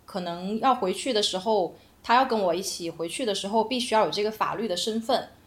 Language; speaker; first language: Chinese; native; Chinese